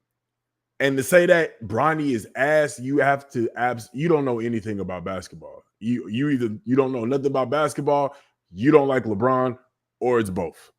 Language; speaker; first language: English; native; English